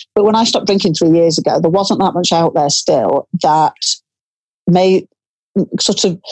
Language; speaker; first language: English; native; English